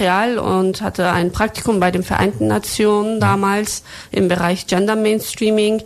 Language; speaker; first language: German; early bilingual, other home language; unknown